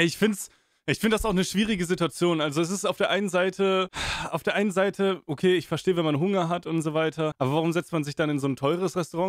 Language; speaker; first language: German; native; German